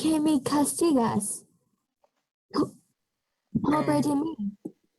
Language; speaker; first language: Spanish; non-native, learner; English